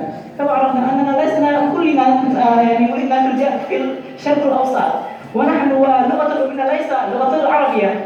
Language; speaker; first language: Arabic; non-native, learner; Indonesian